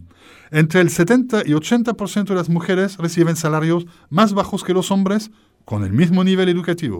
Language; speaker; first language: Spanish; native; Spanish